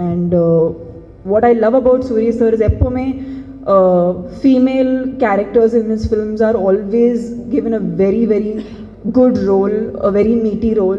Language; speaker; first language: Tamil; non-native, fluent; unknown